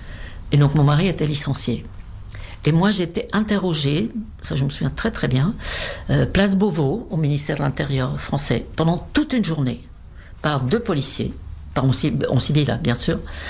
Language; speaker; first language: French; non-native, fluent; Czech